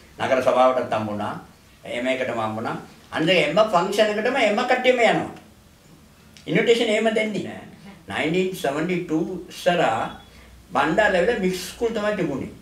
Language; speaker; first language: Sinhala; non-native, local second language; Tamil